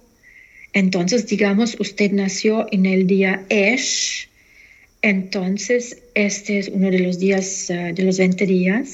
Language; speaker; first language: Spanish; non-native, fluent; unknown